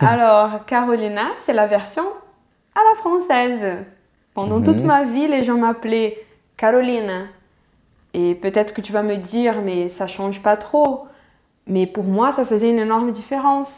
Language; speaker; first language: French; non-native, fluent; Portuguese